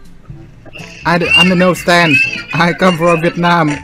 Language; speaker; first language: English; non-native, learner; Vietnamese